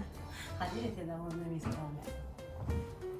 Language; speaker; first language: Japanese; native; Japanese